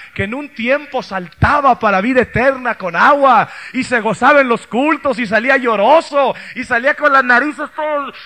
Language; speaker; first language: Spanish; early bilingual, heritage; Spanish